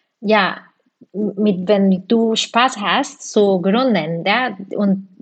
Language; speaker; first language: German; non-native, fluent; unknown